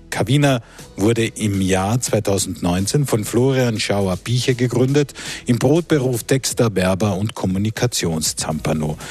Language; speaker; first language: German; native; German